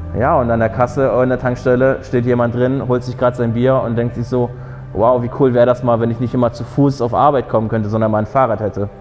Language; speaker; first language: German; early bilingual, other home language; Polish